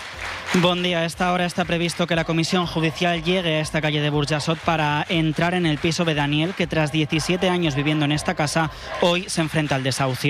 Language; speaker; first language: Spanish; native; Spanish